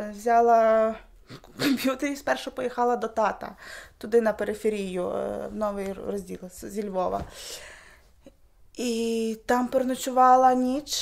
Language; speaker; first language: Polish; non-native, learner; Ukrainian